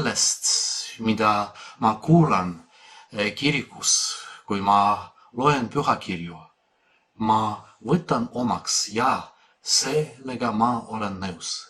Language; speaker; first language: Estonian; non-native, fluent; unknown